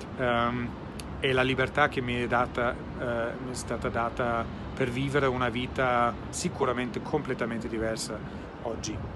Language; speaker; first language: Italian; non-native, fluent; German